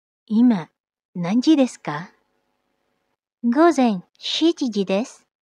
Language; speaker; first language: Japanese; non-native, fluent; Indonesian